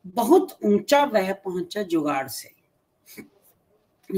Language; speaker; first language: Hindi; native; Hindi